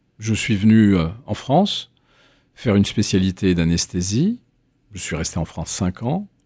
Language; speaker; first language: French; native; French